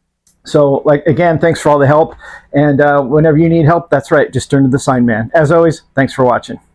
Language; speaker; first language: English; native; English